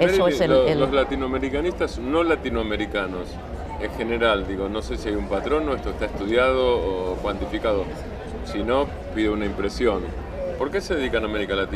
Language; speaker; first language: Spanish; native; Spanish